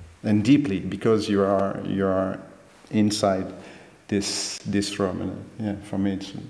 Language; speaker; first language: English; non-native, fluent; French